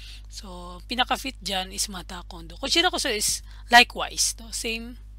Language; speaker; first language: English; non-native, local second language; Filipino